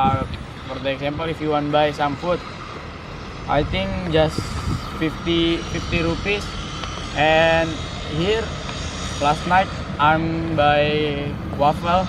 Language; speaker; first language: English; non-native, learner; Indonesian